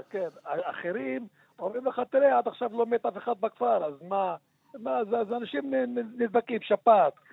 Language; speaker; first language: Hebrew; non-native, local second language; Arabic